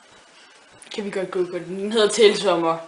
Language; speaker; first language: Danish; native; Danish